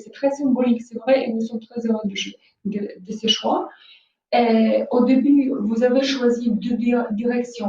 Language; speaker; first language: French; non-native, fluent; Polish